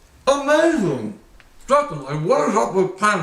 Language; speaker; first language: English; native; English